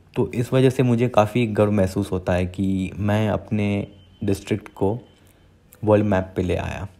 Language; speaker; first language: Hindi; non-native, local second language; Gujarati